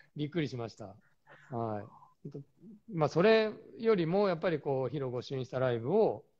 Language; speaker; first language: Japanese; native; Japanese